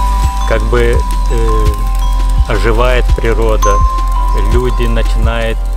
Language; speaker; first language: Russian; non-native, fluent; Lithuanian